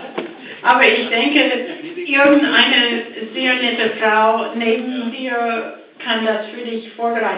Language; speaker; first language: German; non-native, fluent; English